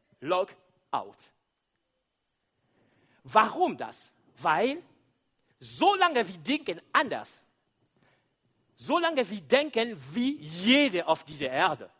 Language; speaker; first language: German; non-native, fluent; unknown